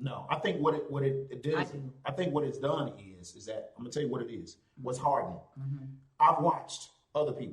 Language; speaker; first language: English; native; English